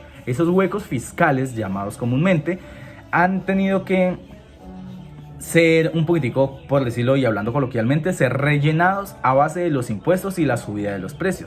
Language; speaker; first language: Spanish; native; Spanish